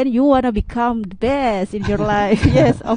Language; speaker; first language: English; non-native, learner; Indonesian